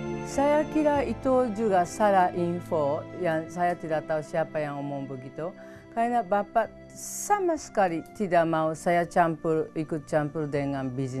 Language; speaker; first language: Indonesian; non-native, fluent; Japanese